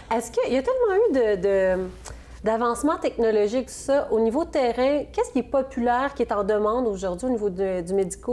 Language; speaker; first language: French; native; French